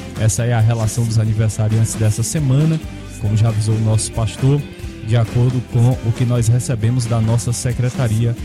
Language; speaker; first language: Portuguese; native; Portuguese